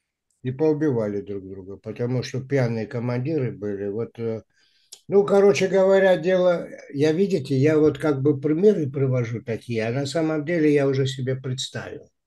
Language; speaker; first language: Russian; native; Russian